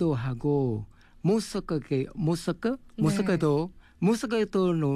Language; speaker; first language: Korean; non-native, learner; Indonesian